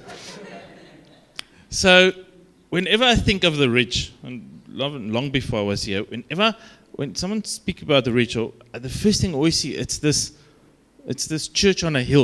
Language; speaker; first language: English; non-native, local second language; Afrikaans